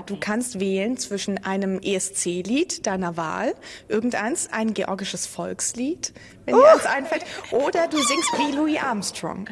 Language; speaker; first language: German; native; German